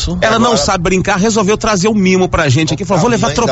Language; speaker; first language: Portuguese; native; Portuguese